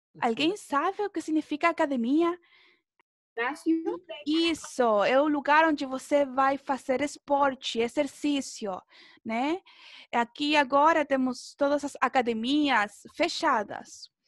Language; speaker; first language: Portuguese; non-native, fluent; Spanish